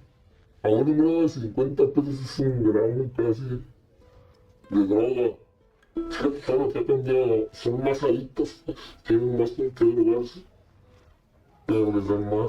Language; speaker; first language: Spanish; native; Spanish